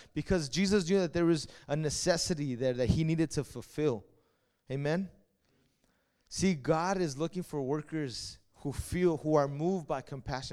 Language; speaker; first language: English; early bilingual, other home language; Spanish